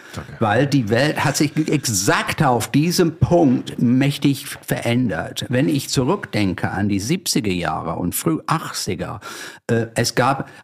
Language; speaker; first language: German; non-native, fluent; English